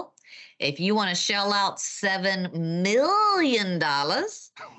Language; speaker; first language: English; native; English